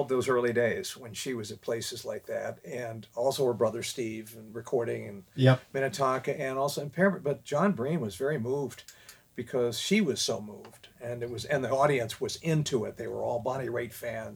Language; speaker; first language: English; native; English